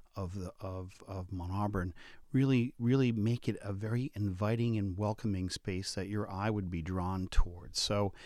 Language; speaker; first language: English; native; English